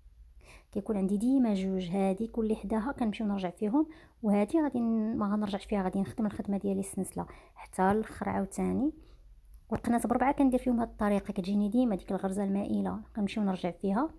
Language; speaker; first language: Arabic; native; Arabic